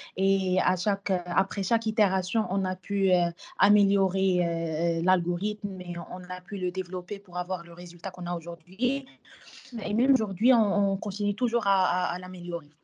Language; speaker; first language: French; non-native, local second language; Arabic